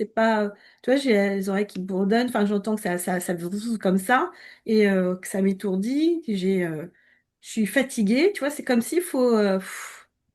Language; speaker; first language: French; native; French